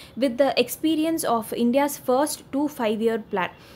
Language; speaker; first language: English; non-native, local second language; Tamil